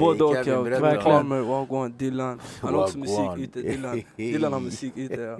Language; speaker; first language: Swedish; early bilingual, other home language; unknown